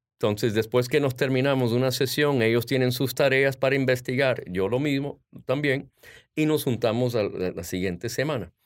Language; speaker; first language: Spanish; early bilingual, heritage; Spanish